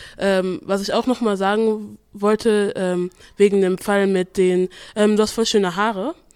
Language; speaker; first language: German; early bilingual, other home language; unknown